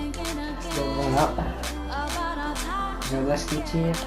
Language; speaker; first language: French; native; French